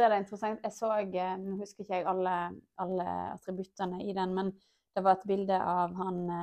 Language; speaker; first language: Norwegian; native; Norwegian